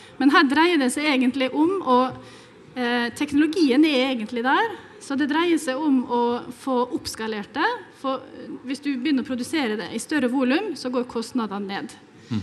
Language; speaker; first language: Norwegian; native; Norwegian